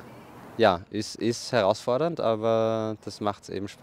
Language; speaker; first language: German; native; German